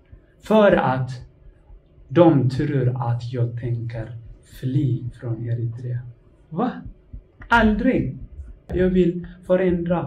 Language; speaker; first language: Swedish; non-native, fluent; Tigrinya